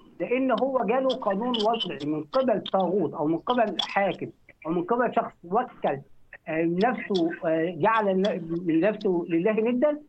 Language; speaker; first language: Arabic; native; Arabic